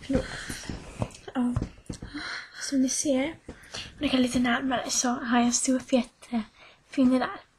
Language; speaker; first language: Swedish; native; Swedish